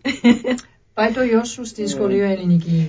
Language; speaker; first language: Greek; non-native, learner; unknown